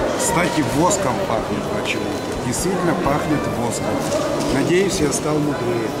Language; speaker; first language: Russian; native; Russian